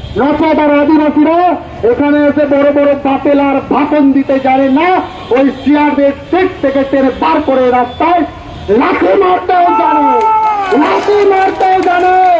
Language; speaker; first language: Bangla; non-native, local second language; Santali